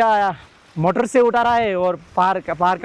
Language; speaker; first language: Hindi; non-native, learner; Bangla